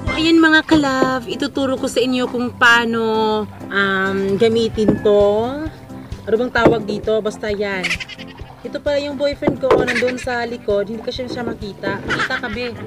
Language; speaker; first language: Filipino; non-native, local second language; Cebuano